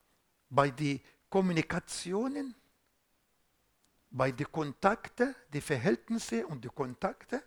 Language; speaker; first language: German; non-native, fluent; Arabic